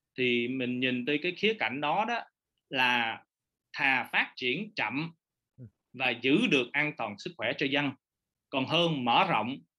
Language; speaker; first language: Vietnamese; early bilingual, heritage; Vietnamese